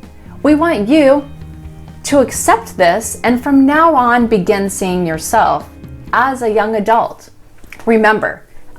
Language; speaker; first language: English; native; English